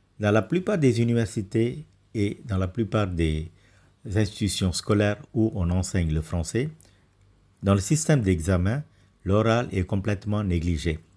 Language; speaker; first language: French; non-native, fluent; Tamil